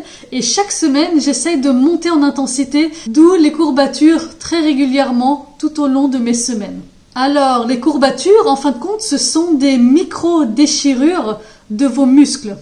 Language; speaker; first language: French; native; French